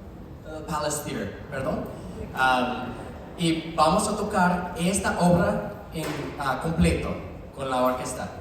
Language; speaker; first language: Spanish; non-native, learner; English